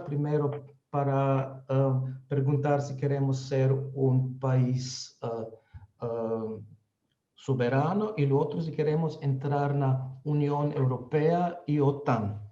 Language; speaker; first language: Spanish; non-native, fluent; Slovenian